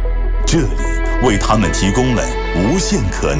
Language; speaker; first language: Chinese; native; Chinese